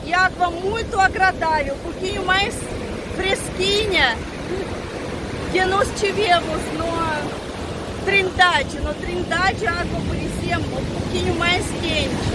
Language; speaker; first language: Portuguese; non-native, learner; Russian